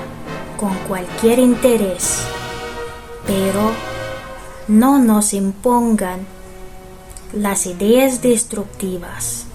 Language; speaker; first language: Spanish; non-native, fluent; Russian